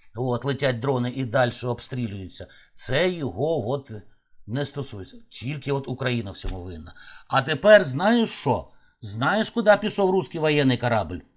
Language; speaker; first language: Ukrainian; native; Ukrainian